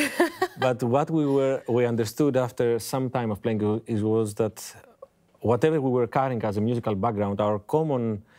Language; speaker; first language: English; non-native, fluent; Greek